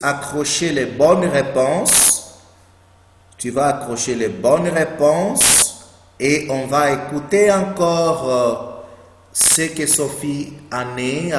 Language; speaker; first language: French; non-native, fluent; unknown